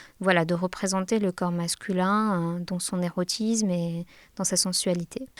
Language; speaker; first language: French; non-native, local second language; Arabic